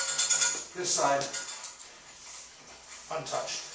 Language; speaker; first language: English; native; English